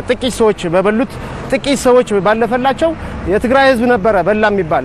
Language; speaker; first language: Amharic; non-native, local second language; Tigrinya